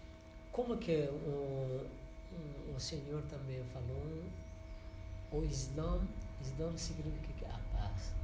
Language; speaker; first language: Portuguese; non-native, learner; Persian